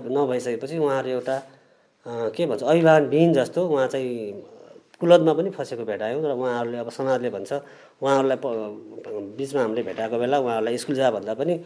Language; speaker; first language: Nepali; native; Nepali